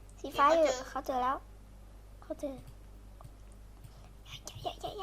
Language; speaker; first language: Thai; native; Thai